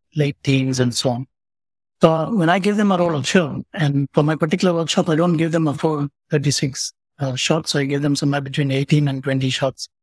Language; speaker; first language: English; non-native, local second language; Tamil